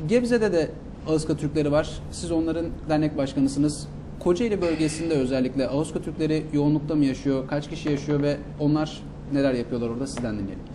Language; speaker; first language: Turkish; native; Turkish